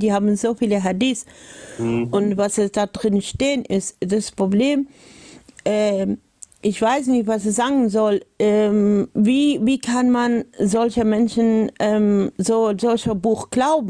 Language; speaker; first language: German; non-native, learner; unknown